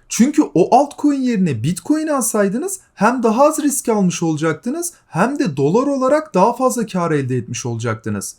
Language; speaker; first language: Turkish; native; Turkish